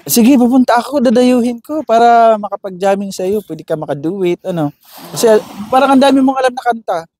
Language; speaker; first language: Filipino; non-native, local second language; Waray